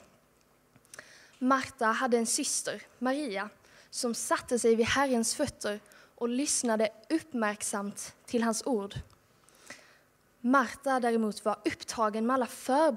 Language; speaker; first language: English; non-native, fluent; Swedish